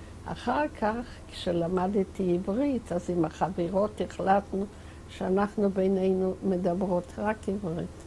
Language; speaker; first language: Hebrew; non-native, fluent; Yiddish